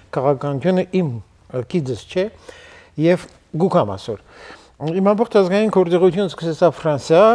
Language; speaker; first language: Armenian; early bilingual, heritage; Armenian